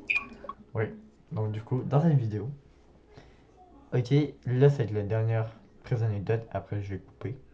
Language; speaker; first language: French; native; French